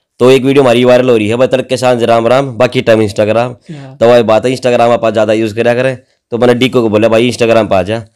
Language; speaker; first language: Hindi; native; Hindi